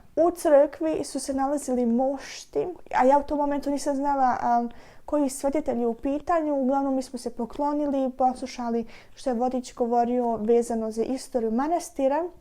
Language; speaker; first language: Bosnian; early bilingual, heritage; Serbian